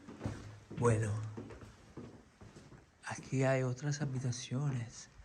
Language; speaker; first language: Spanish; non-native, fluent; Italian